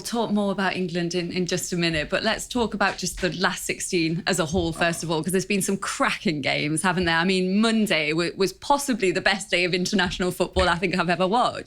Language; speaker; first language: English; native; English